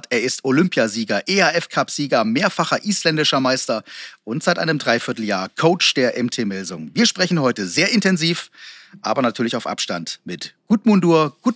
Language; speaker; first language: German; native; German